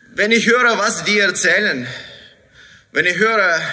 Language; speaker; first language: German; non-native, fluent; Ukrainian